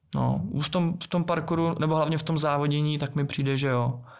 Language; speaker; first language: Czech; native; Czech